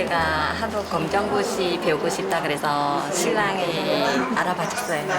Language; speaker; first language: Korean; non-native, learner; Khmer